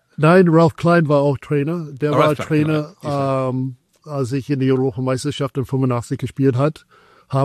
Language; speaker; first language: German; non-native, fluent; English